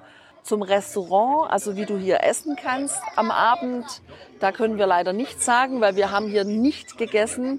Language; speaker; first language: German; native; German